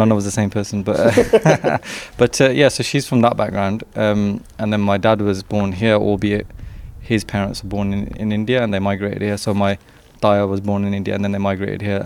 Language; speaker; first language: English; native; English